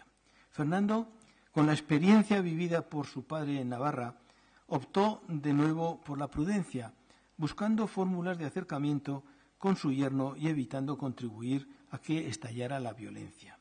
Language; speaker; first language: Spanish; native; Spanish